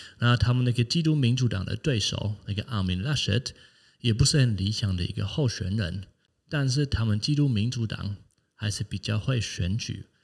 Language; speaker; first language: Chinese; non-native, fluent; German